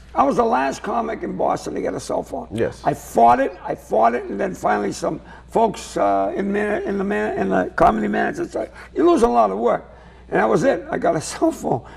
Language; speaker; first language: English; native; English